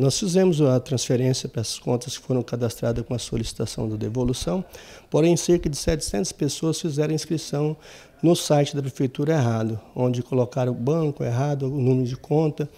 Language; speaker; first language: Portuguese; native; Portuguese